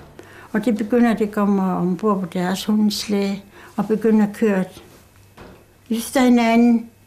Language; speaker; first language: Danish; non-native, local second language; Kalaallisut